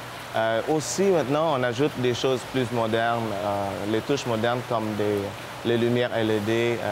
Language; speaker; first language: French; non-native, fluent; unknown